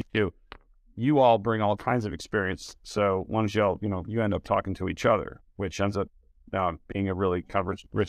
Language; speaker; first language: English; native; English